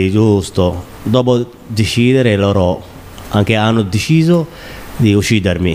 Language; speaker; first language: Italian; non-native, learner; Somali